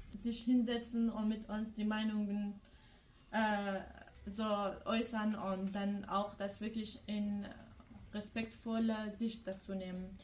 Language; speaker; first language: German; early bilingual, other home language; Kurdish